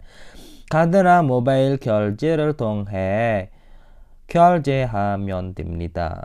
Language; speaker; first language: Korean; non-native, fluent; Indonesian